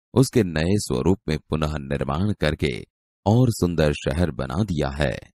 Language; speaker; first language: Hindi; non-native, local second language; Gujarati